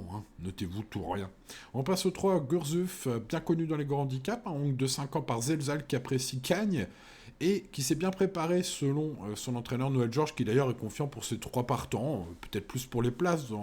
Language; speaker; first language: French; native; French